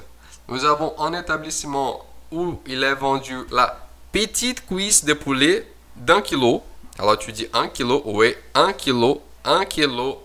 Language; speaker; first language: French; non-native, fluent; Portuguese